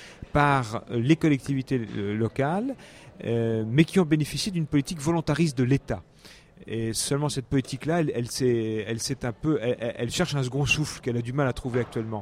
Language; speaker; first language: French; native; French